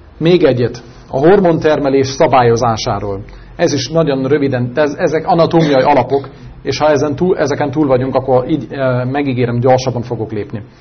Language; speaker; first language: Hungarian; non-native, fluent; German